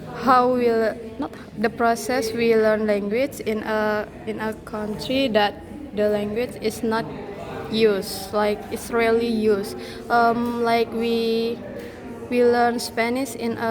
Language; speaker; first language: English; non-native, learner; Indonesian